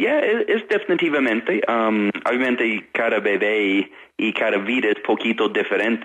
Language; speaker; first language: Spanish; non-native, fluent; English